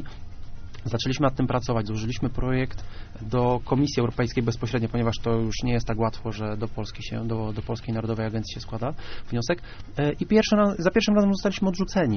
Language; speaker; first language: Polish; native; Polish